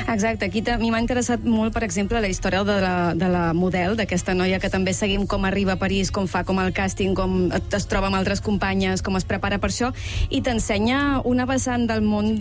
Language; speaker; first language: Catalan; native; Catalan